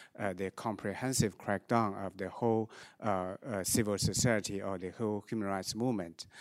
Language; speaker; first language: English; non-native, fluent; Chinese